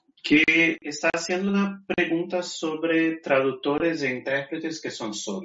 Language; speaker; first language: Spanish; non-native, fluent; Portuguese